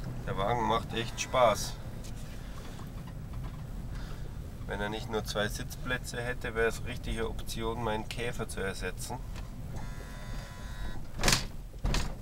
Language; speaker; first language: German; native; German